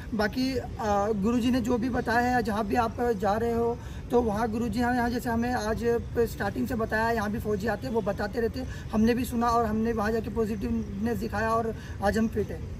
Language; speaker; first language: Hindi; non-native, local second language; Marathi